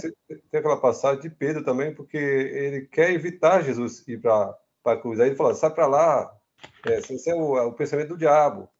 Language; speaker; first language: Portuguese; native; Portuguese